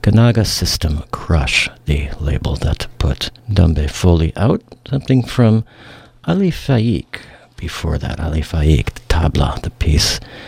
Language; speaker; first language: English; native; English